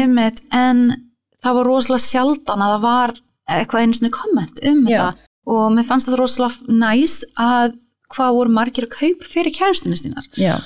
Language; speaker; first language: Icelandic; early bilingual, heritage; English